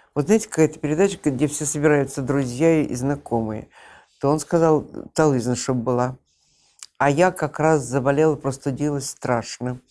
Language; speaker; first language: Russian; native; Russian